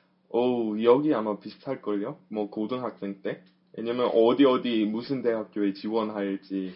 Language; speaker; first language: Korean; non-native, fluent; English